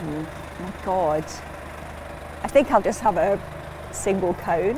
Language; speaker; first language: English; native; English